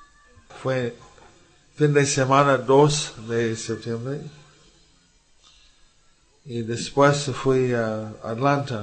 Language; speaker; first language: Spanish; non-native, learner; English